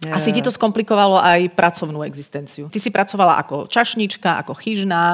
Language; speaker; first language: Slovak; native; Slovak